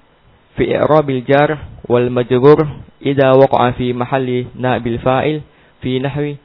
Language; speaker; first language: Arabic; non-native, learner; Indonesian